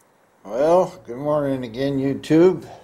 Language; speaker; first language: English; native; English